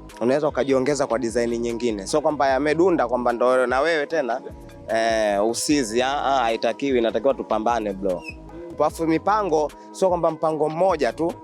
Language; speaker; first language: Swahili; native; Swahili